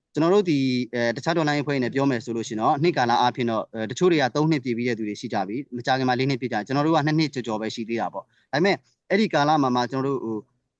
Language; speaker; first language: Burmese; non-native, local second language; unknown